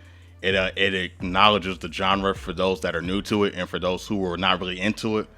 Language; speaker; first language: English; native; English